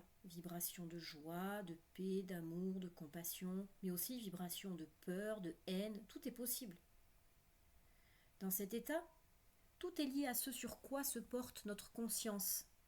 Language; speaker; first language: French; native; French